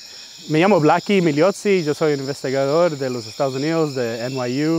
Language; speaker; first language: Spanish; early bilingual, heritage; English